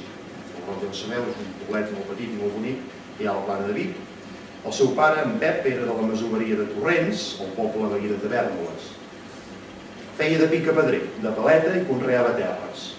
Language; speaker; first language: Catalan; native; Catalan